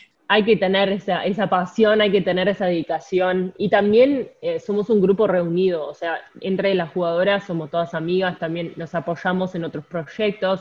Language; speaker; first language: Spanish; native; Spanish